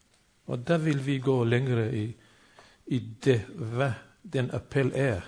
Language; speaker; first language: Danish; non-native, fluent; Bosnian